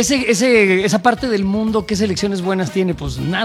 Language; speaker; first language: Spanish; native; Spanish